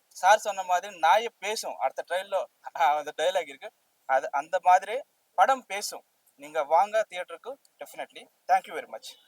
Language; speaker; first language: Tamil; non-native, learner; Telugu